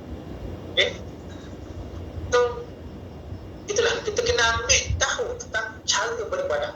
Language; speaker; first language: Malay; native; Malay